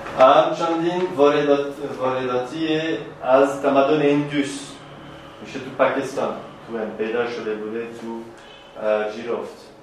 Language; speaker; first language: Persian; non-native, fluent; French